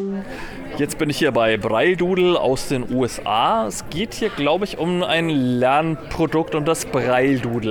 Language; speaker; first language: German; native; German